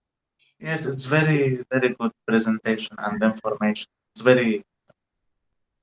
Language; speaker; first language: English; non-native, learner; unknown